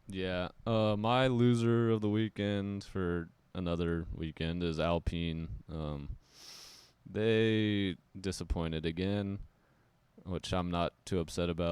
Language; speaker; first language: English; native; English